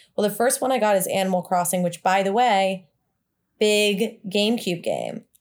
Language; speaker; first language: English; native; English